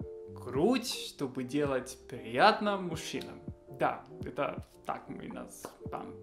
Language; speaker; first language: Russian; non-native, fluent; Spanish